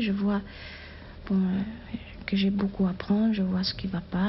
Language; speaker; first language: French; non-native, fluent; German